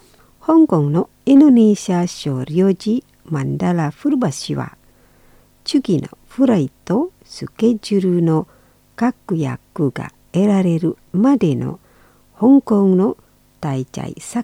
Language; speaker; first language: Japanese; non-native, fluent; Indonesian